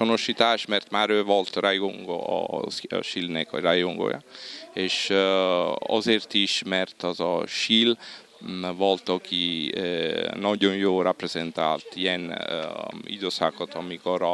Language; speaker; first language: Hungarian; non-native, fluent; Italian